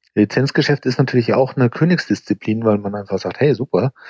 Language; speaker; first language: German; non-native, fluent; English